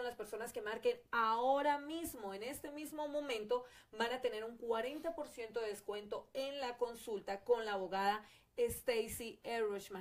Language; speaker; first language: Spanish; native; Spanish